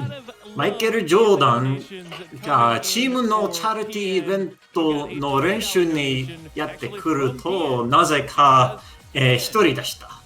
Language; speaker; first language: Japanese; non-native, learner; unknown